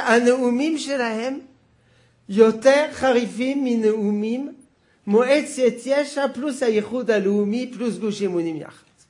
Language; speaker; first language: Hebrew; non-native, fluent; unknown